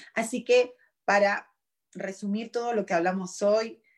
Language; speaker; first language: Spanish; native; Spanish